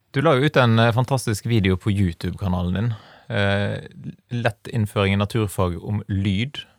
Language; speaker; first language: Norwegian; native; Norwegian